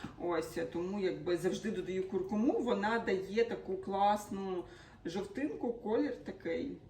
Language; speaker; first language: Ukrainian; non-native, local second language; Russian